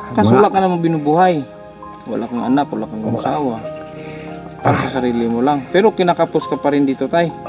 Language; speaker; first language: Filipino; native; Filipino